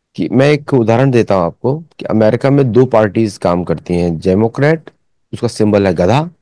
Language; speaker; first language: Hindi; native; Hindi